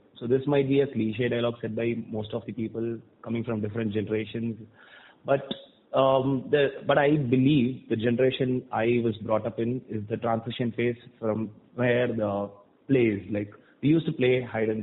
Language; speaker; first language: English; non-native, local second language; Tamil